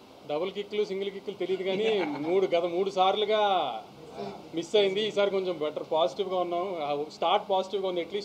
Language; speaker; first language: Telugu; native; Telugu